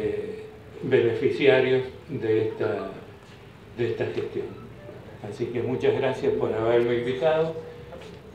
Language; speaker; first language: Spanish; native; Spanish